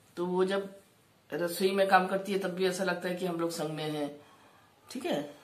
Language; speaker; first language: Hindi; non-native, local second language; Bangla